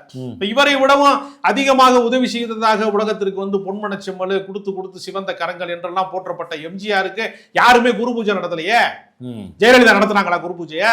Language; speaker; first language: Tamil; native; Tamil